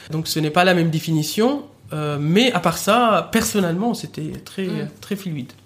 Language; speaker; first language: French; non-native, fluent; Arabic